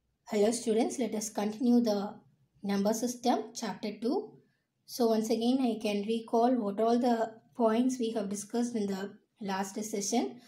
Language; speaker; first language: English; non-native, local second language; Tamil